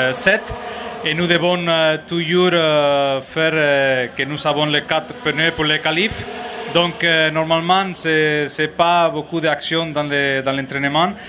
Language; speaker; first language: French; non-native, learner; Spanish